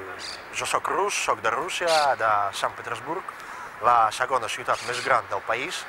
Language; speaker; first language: Catalan; non-native, fluent; Russian